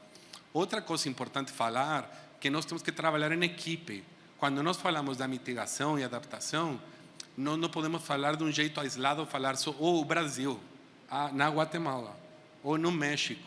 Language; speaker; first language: Portuguese; non-native, fluent; Spanish